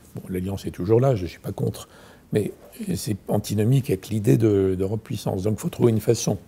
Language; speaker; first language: French; native; French